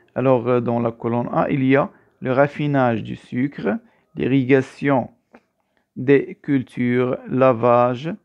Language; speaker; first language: French; non-native, local second language; Arabic